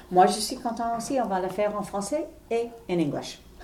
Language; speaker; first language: French; non-native, learner; English